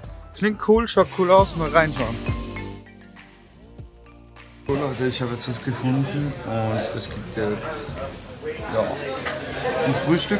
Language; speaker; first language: German; native; German